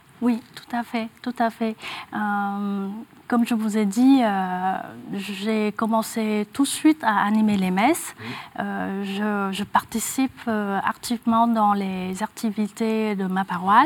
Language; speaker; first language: French; non-native, fluent; Vietnamese